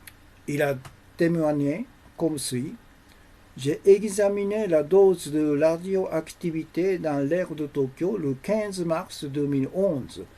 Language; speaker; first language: French; non-native, learner; Japanese